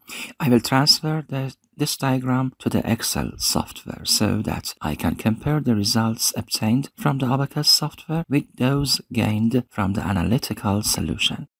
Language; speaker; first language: English; non-native, fluent; Persian